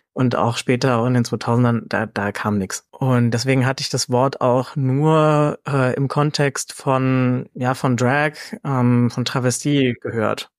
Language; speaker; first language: German; native; German